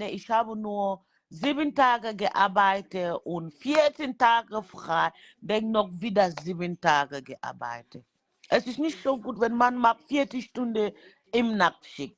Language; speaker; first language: German; non-native, learner; French